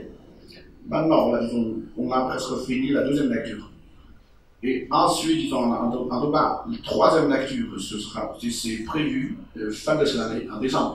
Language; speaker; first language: French; non-native, fluent; Chinese